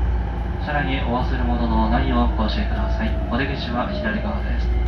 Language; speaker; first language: Japanese; native; Japanese